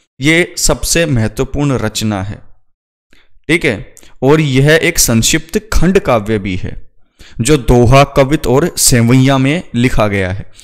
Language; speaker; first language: Hindi; native; Hindi